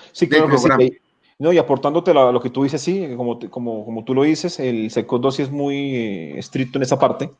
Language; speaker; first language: Spanish; native; Spanish